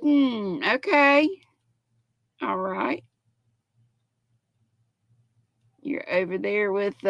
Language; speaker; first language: English; native; English